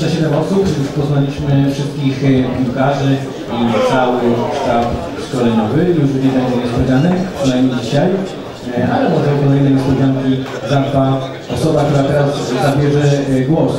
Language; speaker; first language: Polish; native; Polish